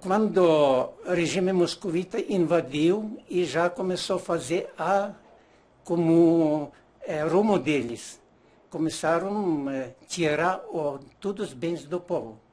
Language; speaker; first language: Portuguese; non-native, learner; Ukrainian